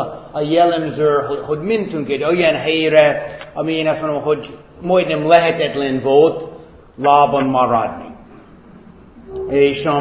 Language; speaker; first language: Hungarian; non-native, fluent; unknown